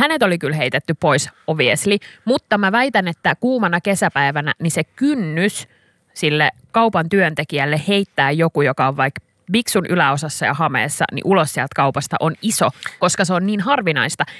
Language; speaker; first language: Finnish; native; Finnish